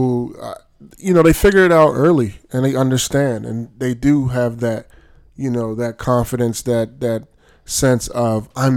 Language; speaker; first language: English; native; English